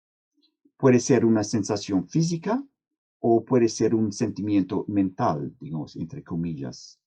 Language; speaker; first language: Spanish; non-native, fluent; English